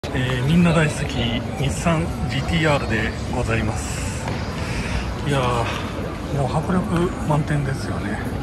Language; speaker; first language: Japanese; native; Japanese